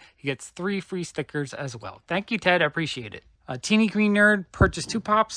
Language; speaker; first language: English; native; English